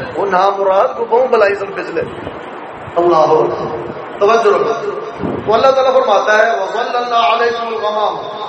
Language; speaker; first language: Urdu; non-native, local second language; Punjabi